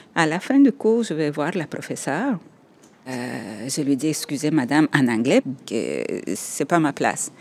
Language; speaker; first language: French; non-native, fluent; Spanish